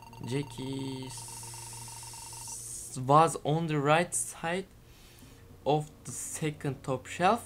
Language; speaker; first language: English; non-native, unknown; Turkish